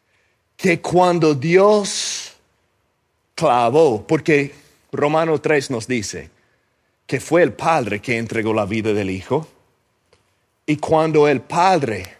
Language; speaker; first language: Spanish; non-native, fluent; English